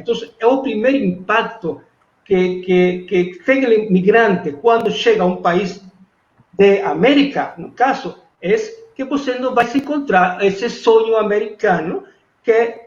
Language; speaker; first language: Portuguese; non-native, fluent; Spanish